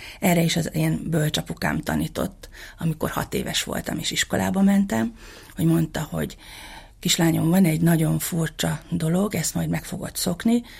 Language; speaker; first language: Hungarian; native; Hungarian